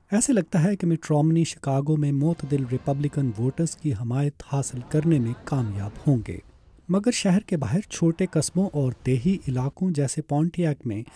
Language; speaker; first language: Urdu; native; Urdu